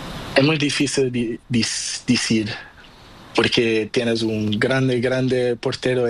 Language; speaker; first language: Spanish; non-native, learner; Portuguese